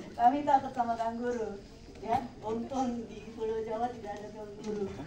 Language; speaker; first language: Indonesian; non-native, fluent; Japanese